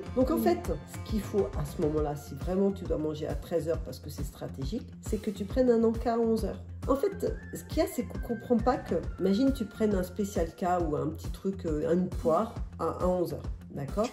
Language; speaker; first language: French; native; French